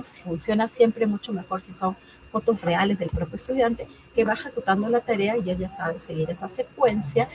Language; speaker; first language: Spanish; native; Spanish